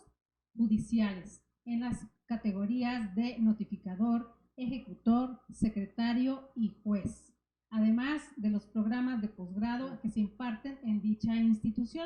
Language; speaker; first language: Spanish; native; Spanish